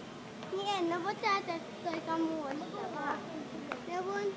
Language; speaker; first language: Russian; early bilingual, heritage; Russian